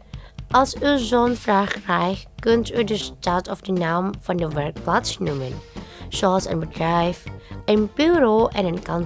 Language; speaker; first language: Dutch; non-native, learner; Indonesian